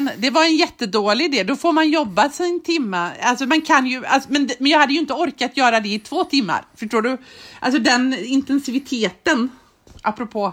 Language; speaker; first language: Swedish; native; Swedish